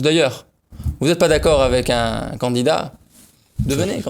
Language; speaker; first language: French; native; French